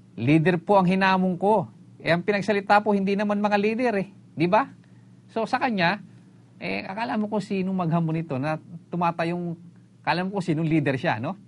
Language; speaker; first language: Filipino; native; Filipino